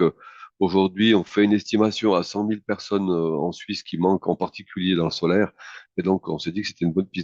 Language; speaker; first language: French; native; French